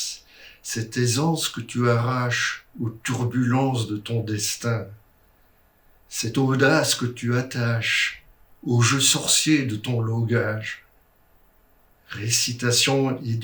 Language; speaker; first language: French; native; French